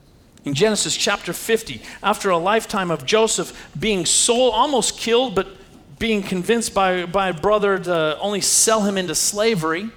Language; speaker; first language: English; native; English